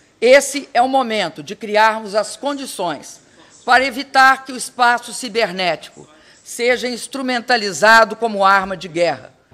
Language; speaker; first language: Portuguese; native; Portuguese